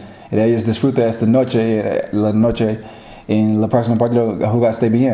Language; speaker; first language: Spanish; non-native, learner; English